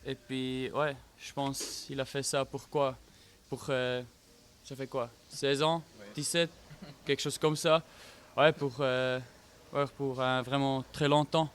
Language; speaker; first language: French; non-native, fluent; German